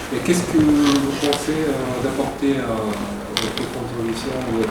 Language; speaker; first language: French; non-native, fluent; Japanese